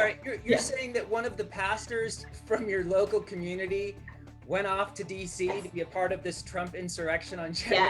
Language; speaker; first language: English; native; English